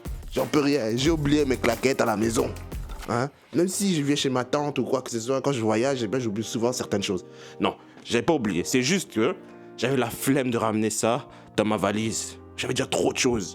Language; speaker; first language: French; native; French